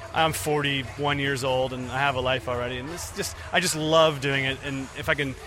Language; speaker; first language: English; native; English